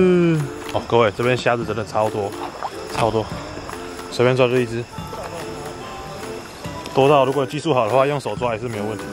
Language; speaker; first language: Chinese; native; Chinese